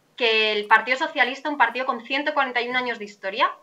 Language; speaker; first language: Spanish; native; Spanish